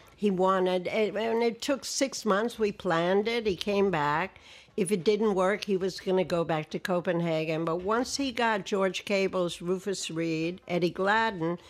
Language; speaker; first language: English; native; English